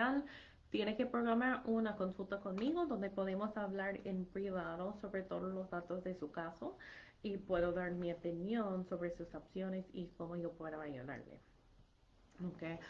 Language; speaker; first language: Spanish; non-native, fluent; English